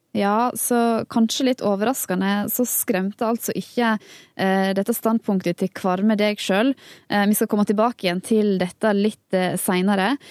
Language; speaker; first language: Norwegian; native; Norwegian